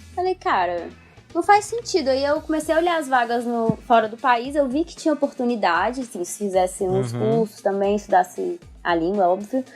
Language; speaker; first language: Portuguese; native; Portuguese